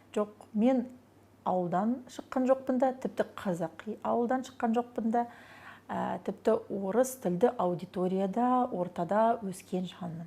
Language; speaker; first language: Kazakh; non-native, local second language; Russian